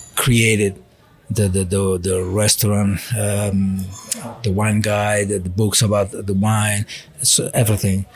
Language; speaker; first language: English; non-native, learner; Italian